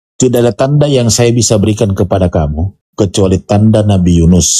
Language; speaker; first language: Indonesian; native; Indonesian